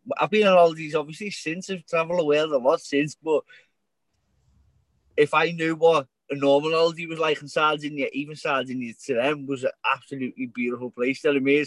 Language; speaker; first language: English; native; English